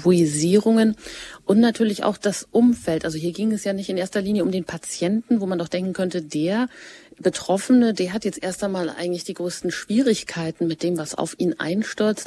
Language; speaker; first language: German; native; German